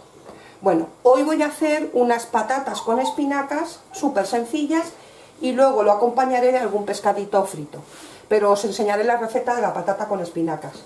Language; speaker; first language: Spanish; native; Spanish